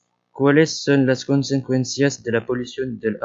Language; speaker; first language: Spanish; non-native, learner; French